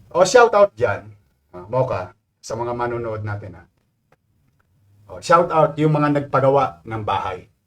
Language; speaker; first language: Filipino; native; Filipino